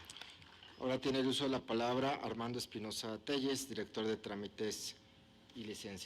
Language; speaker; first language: Spanish; native; Spanish